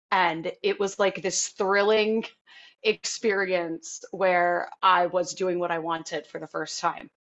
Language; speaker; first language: English; native; English